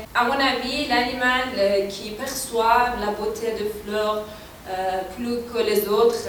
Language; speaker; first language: French; non-native, fluent; Persian